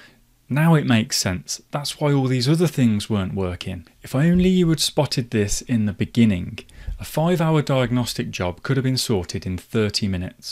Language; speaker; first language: English; native; English